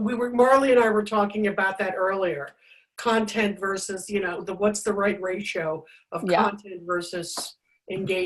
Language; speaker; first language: English; native; English